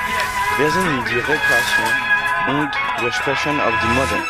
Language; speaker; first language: German; non-native, learner; French